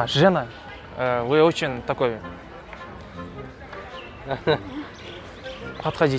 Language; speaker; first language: Russian; non-native, local second language; Kazakh